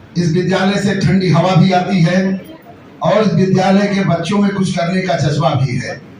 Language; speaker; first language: Hindi; native; Hindi